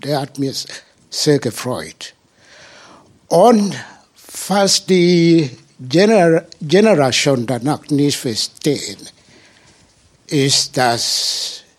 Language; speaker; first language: German; non-native, learner; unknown